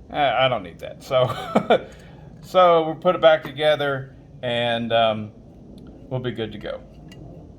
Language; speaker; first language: English; native; English